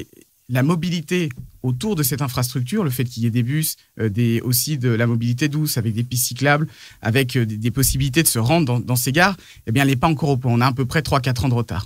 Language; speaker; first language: French; native; French